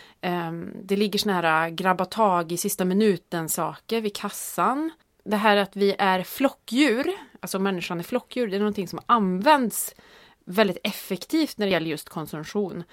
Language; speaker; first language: Swedish; native; Swedish